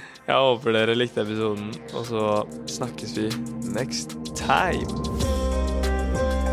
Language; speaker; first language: Norwegian; native; Norwegian